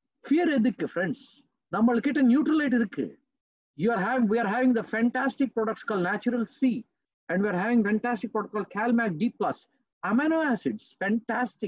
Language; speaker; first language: English; non-native, local second language; Telugu